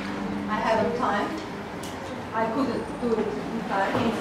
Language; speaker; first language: English; non-native, learner; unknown